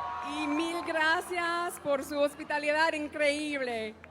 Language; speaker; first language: Spanish; non-native, learner; English